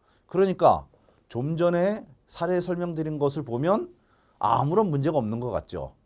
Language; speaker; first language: Korean; native; Korean